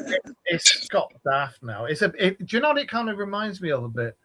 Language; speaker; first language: English; native; English